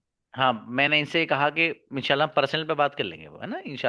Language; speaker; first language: Hindi; native; Hindi